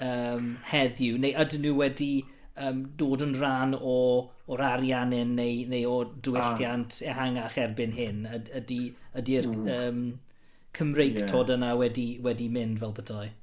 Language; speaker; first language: Welsh; non-native, local second language; English